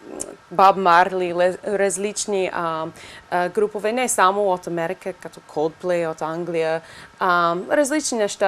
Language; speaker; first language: Bulgarian; non-native, learner; English